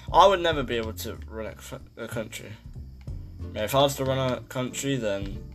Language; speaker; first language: English; native; English